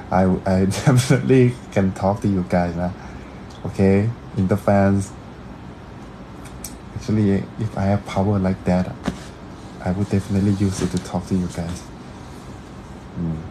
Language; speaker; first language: English; non-native, learner; Thai